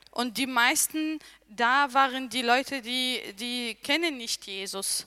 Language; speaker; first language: German; non-native, learner; Arabic